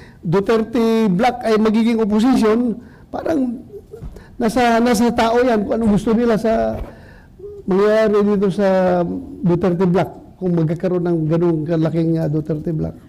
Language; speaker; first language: Filipino; non-native, local second language; Cebuano